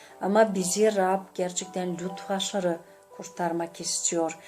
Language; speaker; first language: Turkish; non-native, learner; Gagauz